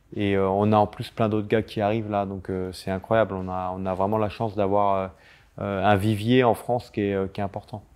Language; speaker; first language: French; native; French